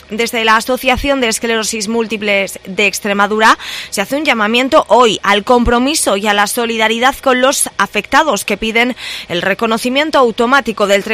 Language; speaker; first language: Spanish; native; Spanish